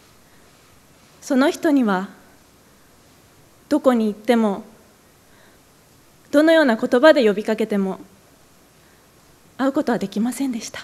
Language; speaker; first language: Japanese; native; Japanese